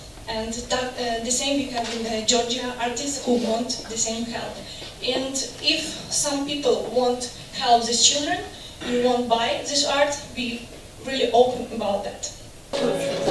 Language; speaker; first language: English; non-native, learner; Russian